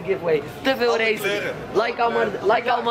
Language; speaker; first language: Dutch; native; Dutch